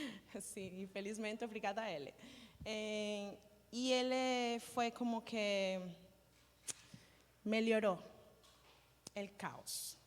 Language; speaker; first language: Portuguese; non-native, learner; Spanish